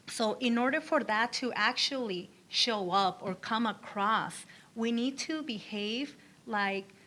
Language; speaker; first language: English; early bilingual, other home language; Spanish